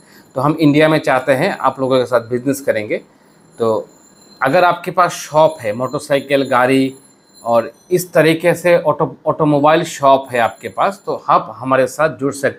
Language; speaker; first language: Hindi; non-native, fluent; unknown